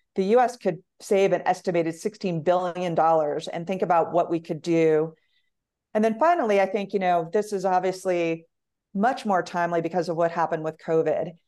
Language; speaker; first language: English; native; English